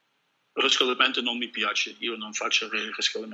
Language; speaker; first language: Italian; non-native, learner; Dutch